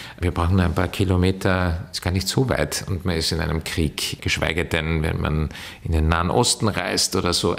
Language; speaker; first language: German; native; German